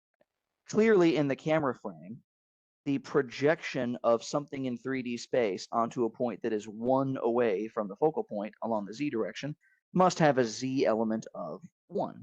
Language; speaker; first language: English; native; English